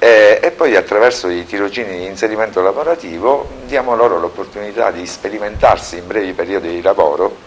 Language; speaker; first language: Italian; native; Italian